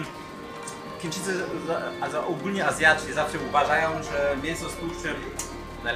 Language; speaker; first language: Polish; non-native, fluent; Chinese